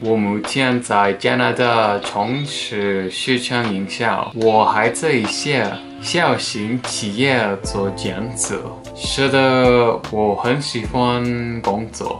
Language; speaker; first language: Chinese; non-native, learner; Vietnamese